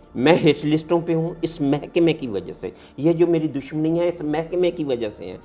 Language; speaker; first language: Urdu; non-native, local second language; Punjabi